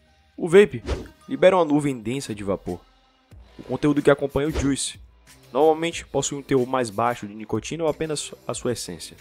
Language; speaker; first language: Portuguese; native; Portuguese